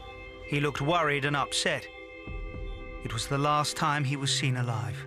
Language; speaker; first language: English; native; English